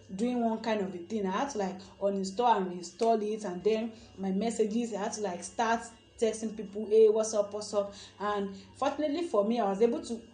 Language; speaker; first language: Nigerian Pidgin; non-native, local second language; Yoruba